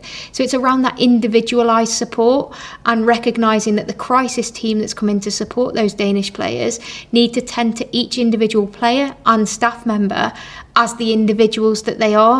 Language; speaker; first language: English; native; English